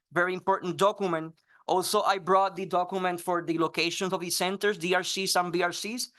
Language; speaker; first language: English; non-native, fluent; Spanish